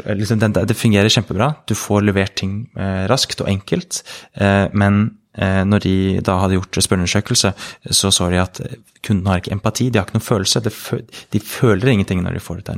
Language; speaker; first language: Norwegian; native; Norwegian